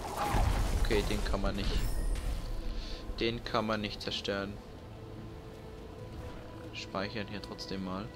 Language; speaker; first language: German; native; German